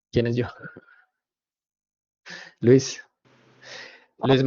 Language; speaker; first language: Spanish; native; Spanish